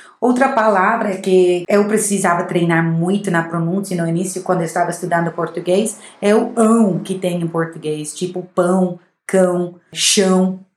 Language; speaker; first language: Portuguese; non-native, fluent; English